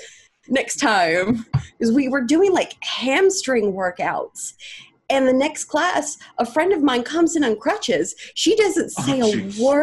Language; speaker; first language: English; native; English